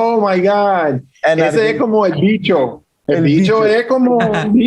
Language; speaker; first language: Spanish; early bilingual, heritage; English